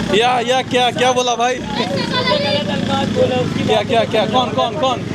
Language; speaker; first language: Hindi; non-native, learner; Bangla